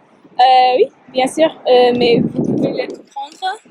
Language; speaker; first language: French; non-native, learner; English